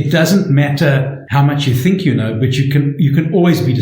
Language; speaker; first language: English; native; English